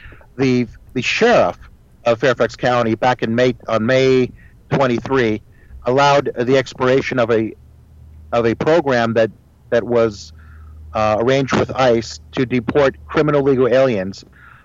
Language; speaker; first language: English; early bilingual, other home language; Spanish